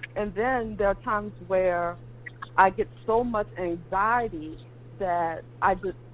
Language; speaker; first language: English; native; English